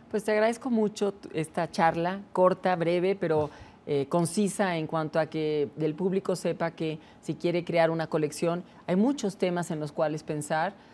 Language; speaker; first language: Spanish; native; Spanish